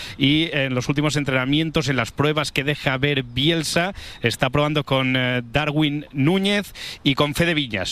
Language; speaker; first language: Spanish; native; Spanish